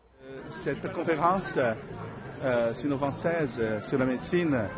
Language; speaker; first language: French; non-native, fluent; Chinese